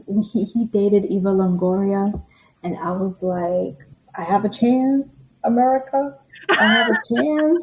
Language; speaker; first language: English; native; English